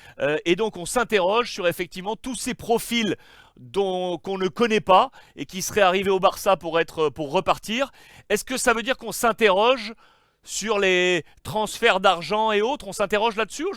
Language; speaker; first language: French; native; French